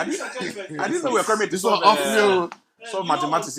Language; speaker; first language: English; non-native, local second language; Yoruba